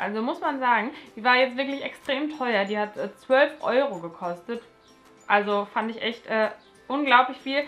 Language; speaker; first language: German; native; German